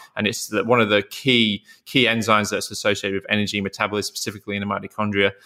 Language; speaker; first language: English; native; English